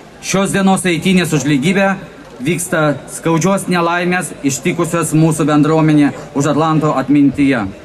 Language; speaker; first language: Lithuanian; non-native, learner; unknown